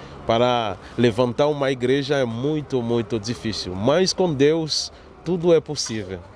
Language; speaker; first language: Portuguese; non-native, learner; Haitian Creole